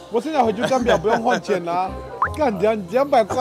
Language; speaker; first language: Chinese; non-native, fluent; English